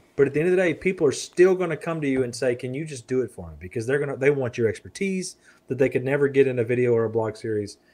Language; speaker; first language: English; native; English